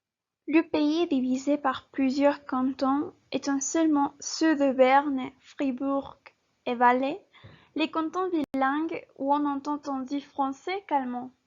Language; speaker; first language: French; non-native, learner; Spanish